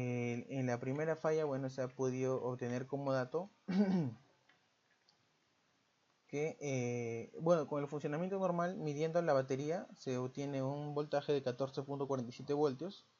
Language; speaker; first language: Spanish; native; Spanish